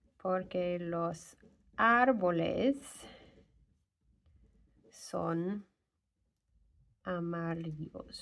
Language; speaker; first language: Spanish; non-native, fluent; English